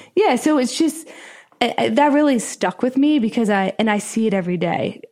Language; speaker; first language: English; native; English